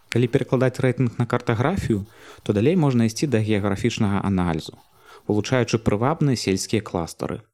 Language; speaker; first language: Belarusian; native; Belarusian